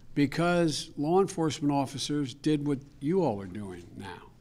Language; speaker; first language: English; native; English